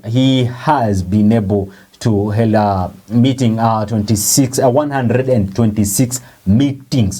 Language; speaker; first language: English; non-native, local second language; Swahili